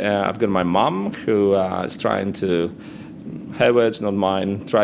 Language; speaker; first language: English; non-native, fluent; Polish